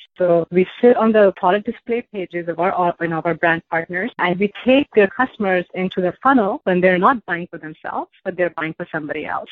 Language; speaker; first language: English; non-native, local second language; Hindi